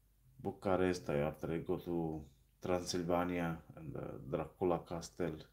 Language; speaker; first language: English; non-native, learner; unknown